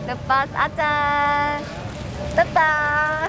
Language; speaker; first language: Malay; non-native, learner; Korean